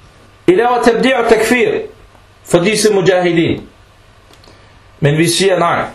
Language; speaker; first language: Danish; early bilingual, other home language; Arabic